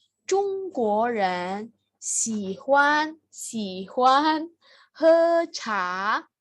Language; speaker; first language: Chinese; non-native, fluent; Indonesian